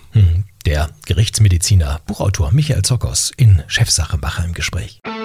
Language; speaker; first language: German; native; German